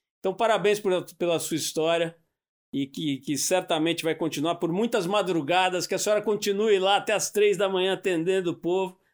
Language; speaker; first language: Portuguese; native; Portuguese